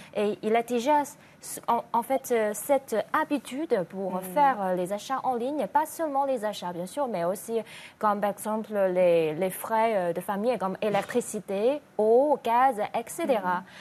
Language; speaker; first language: French; non-native, fluent; Chinese